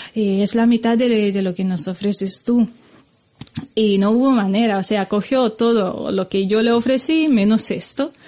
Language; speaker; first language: Spanish; non-native, fluent; Romanian